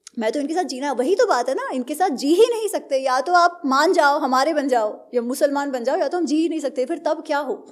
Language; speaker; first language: Hindi; non-native, local second language; Gujarati